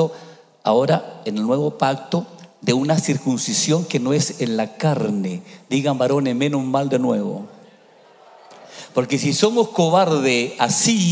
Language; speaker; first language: Spanish; native; Spanish